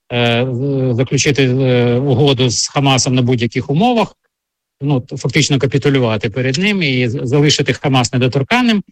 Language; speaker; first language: Ukrainian; native; Ukrainian